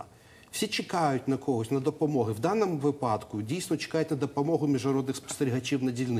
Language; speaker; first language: Ukrainian; native; Ukrainian